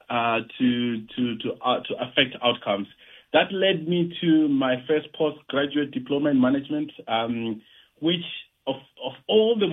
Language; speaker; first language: English; non-native, local second language; Venda